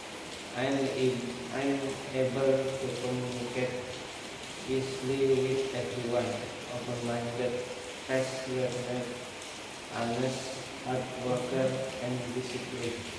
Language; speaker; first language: English; non-native, learner; Indonesian